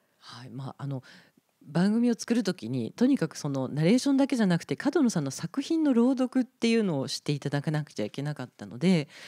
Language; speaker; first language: Japanese; native; Japanese